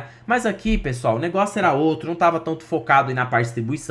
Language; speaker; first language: Portuguese; native; Portuguese